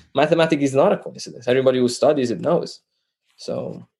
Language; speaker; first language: English; non-native, fluent; Italian